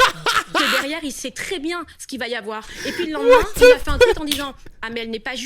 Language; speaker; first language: French; native; French